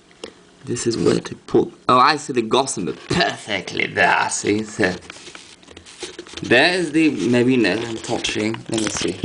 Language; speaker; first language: English; non-native, fluent; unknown